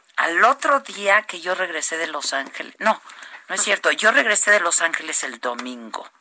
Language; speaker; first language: Spanish; native; Spanish